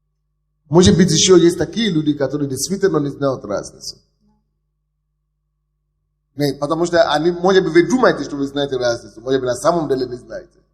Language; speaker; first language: Russian; non-native, fluent; Yoruba